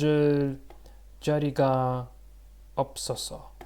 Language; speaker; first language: Korean; non-native, learner; Russian